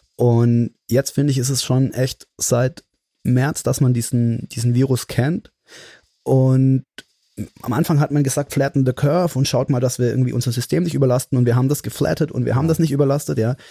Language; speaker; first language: German; native; German